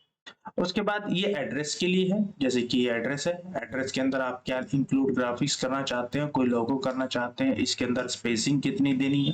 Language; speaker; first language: Hindi; native; Hindi